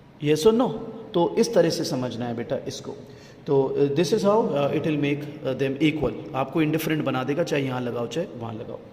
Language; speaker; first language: Hindi; native; Hindi